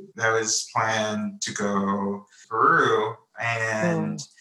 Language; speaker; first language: English; native; English